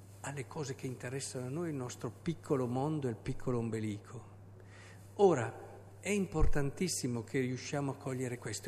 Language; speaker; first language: Italian; native; Italian